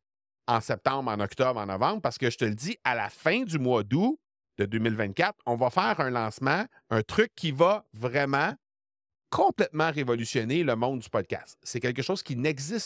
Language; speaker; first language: French; native; French